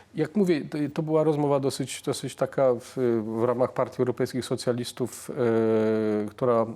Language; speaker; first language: Polish; native; Polish